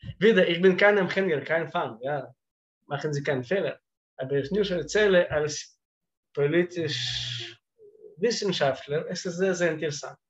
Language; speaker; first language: German; non-native, fluent; Russian